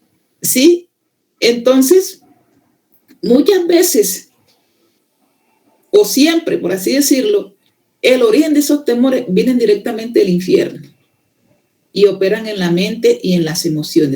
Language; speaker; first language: Spanish; native; Spanish